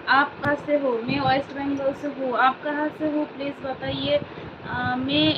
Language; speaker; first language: Hindi; non-native, local second language; Bangla